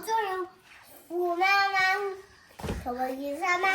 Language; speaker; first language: Cantonese; early bilingual, heritage; Cantonese